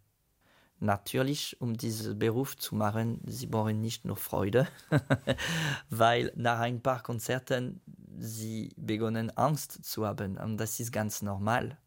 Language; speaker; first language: German; non-native, fluent; French